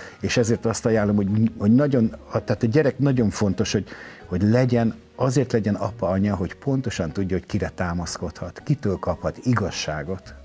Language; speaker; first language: Hungarian; native; Hungarian